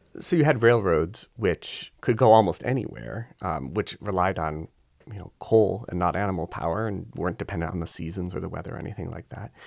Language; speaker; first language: English; native; English